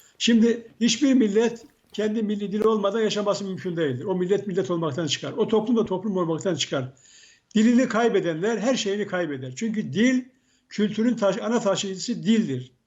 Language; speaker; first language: Turkish; native; Turkish